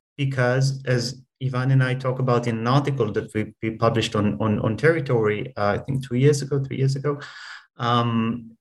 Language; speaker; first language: English; non-native, fluent; Hebrew